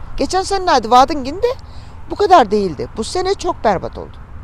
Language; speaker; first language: Turkish; native; Turkish